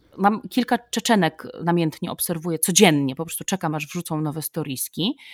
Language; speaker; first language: Polish; native; Polish